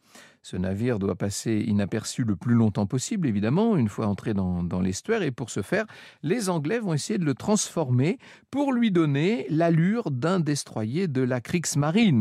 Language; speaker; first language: French; native; French